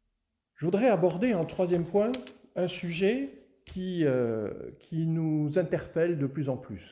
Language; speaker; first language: French; native; French